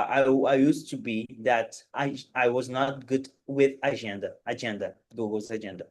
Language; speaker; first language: English; non-native, fluent; Portuguese